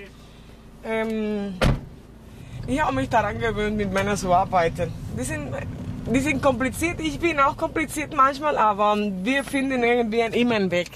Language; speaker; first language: German; non-native, fluent; Spanish